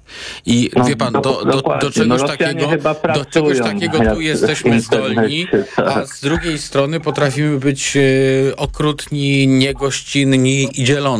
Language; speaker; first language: Polish; native; Polish